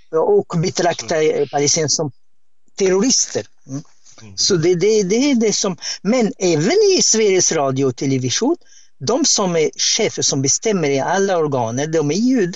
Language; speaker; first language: Swedish; non-native, fluent; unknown